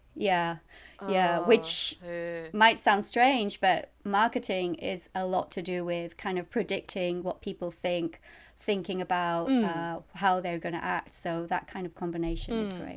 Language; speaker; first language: English; native; English